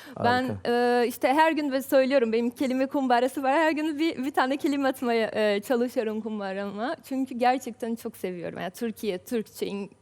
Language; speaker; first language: Turkish; non-native, fluent; Portuguese